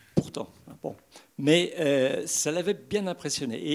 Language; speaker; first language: French; native; French